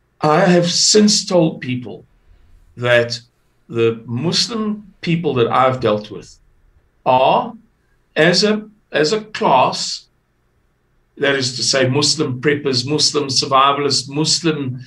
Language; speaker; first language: English; native; English